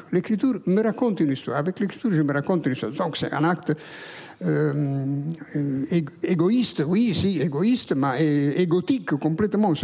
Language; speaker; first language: French; non-native, fluent; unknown